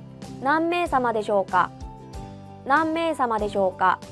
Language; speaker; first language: Japanese; non-native, fluent; Korean